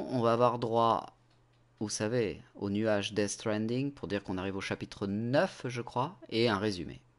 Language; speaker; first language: French; native; French